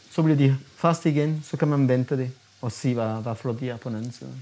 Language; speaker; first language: Danish; non-native, fluent; French